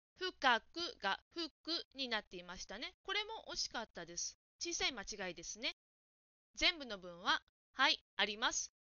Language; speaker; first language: Japanese; native; Japanese